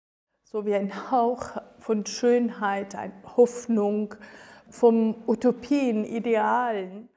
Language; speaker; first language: German; non-native, fluent; Persian